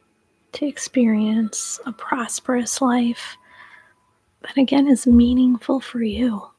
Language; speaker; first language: English; native; English